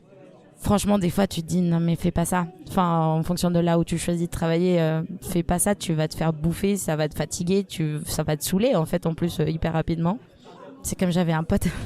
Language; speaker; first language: French; non-native, fluent; Spanish